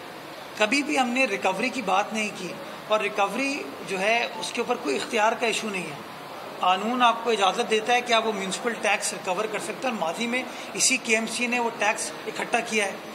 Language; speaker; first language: Urdu; native; Urdu